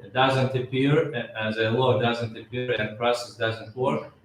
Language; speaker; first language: English; non-native, learner; Russian